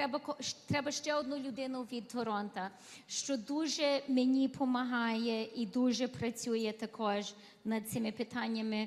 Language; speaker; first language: Ukrainian; early bilingual, heritage; Ukrainian